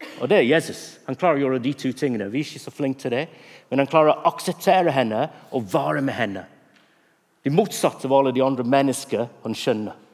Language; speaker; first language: Norwegian; non-native, fluent; English